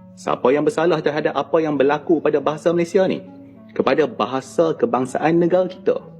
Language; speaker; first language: Malay; native; Malay